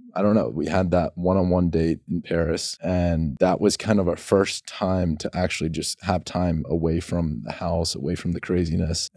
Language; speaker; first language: English; native; English